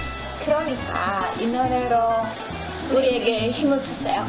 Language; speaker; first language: Korean; non-native, learner; Indonesian